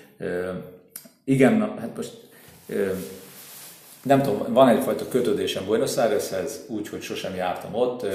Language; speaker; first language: Hungarian; native; Hungarian